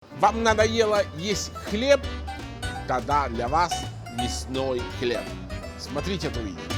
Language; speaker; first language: Russian; non-native, fluent; Italian